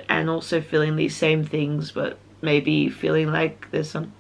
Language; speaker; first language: English; native; English